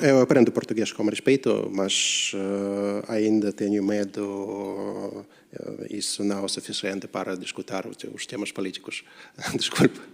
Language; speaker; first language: Portuguese; non-native, learner; Russian